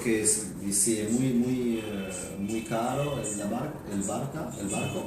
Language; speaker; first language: Spanish; non-native, learner; Romanian